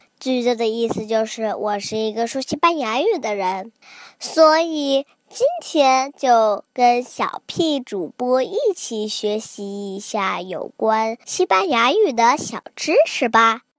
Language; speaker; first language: Chinese; early bilingual, heritage; Chinese